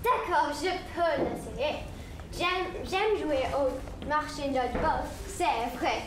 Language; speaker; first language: French; non-native, learner; English